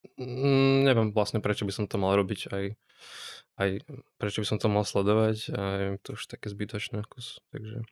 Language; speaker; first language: Slovak; native; Slovak